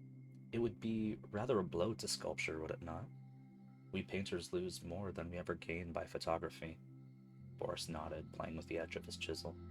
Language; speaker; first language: English; native; English